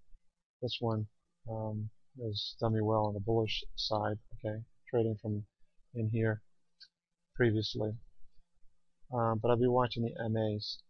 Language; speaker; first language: English; native; English